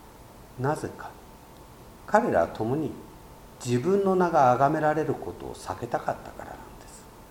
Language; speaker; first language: Japanese; native; Japanese